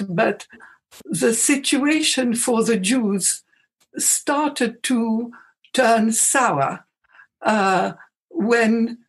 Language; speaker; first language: English; non-native, fluent; Arabic